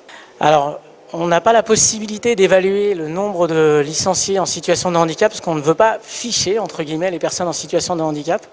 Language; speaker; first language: French; native; French